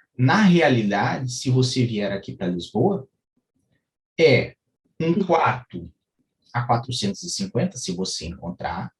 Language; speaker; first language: Portuguese; native; Portuguese